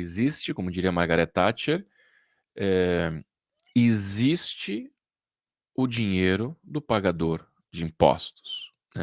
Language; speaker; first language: Portuguese; native; Portuguese